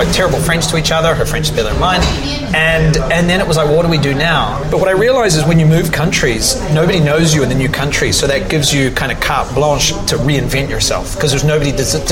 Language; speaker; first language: English; native; English